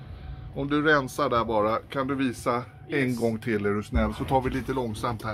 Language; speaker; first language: Swedish; native; Swedish